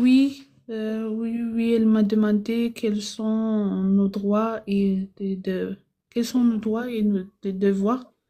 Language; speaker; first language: French; non-native, fluent; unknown